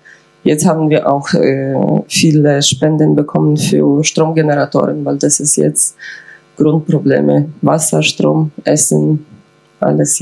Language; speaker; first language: German; non-native, fluent; Ukrainian